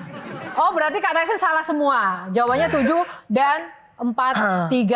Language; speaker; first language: Indonesian; native; Indonesian